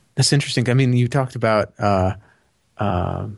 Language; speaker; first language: English; native; English